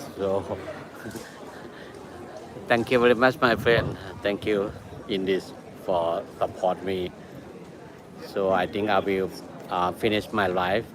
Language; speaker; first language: English; non-native, learner; Thai